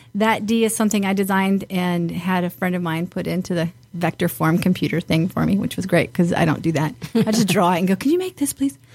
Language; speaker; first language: English; native; English